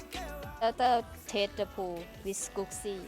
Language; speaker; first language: English; non-native, learner; Thai